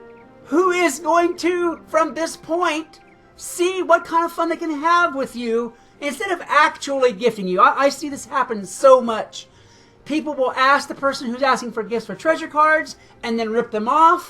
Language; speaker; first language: English; native; English